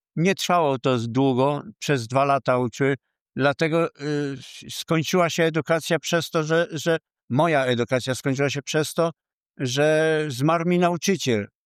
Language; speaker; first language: Polish; native; Polish